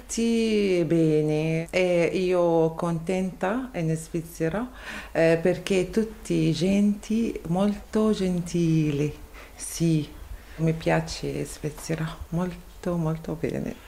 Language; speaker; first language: Italian; non-native, learner; Arabic